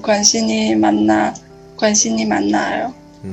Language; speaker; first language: Korean; non-native, learner; Chinese